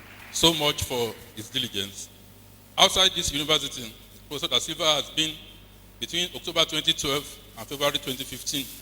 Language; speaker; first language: English; non-native, local second language; Yoruba